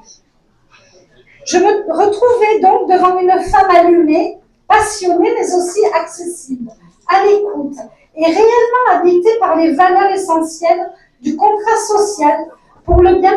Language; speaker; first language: French; native; French